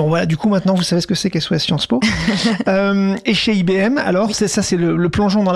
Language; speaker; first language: French; native; French